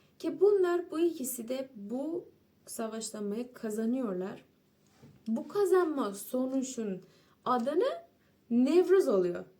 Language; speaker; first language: Turkish; non-native, fluent; Persian